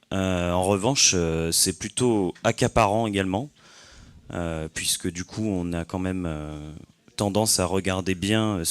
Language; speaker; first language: French; native; French